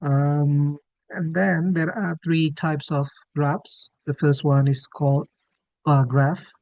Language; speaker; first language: English; non-native, fluent; Indonesian